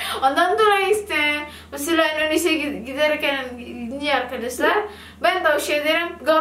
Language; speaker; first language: Turkish; non-native, learner; Indonesian